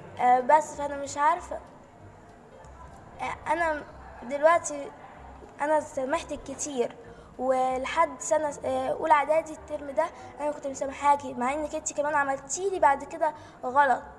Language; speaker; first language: Arabic; native; Arabic